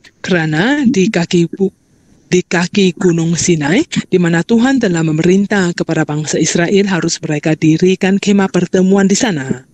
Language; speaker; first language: Malay; non-native, local second language; Chinese